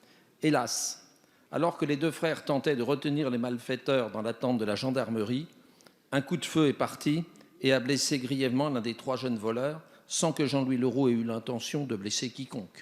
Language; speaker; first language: French; native; French